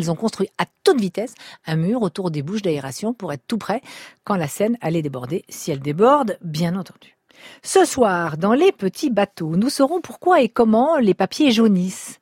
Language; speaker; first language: French; native; French